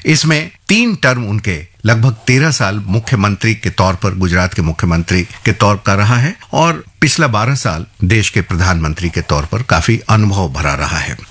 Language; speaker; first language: Hindi; native; Hindi